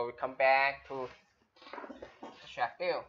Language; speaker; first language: English; non-native, learner; Chinese